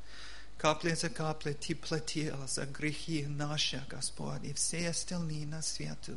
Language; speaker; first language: Russian; non-native, learner; English